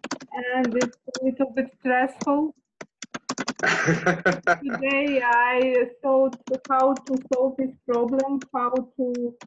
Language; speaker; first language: English; non-native, learner; Russian